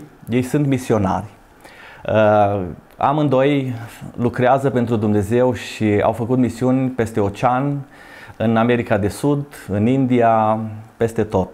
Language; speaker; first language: Romanian; native; Romanian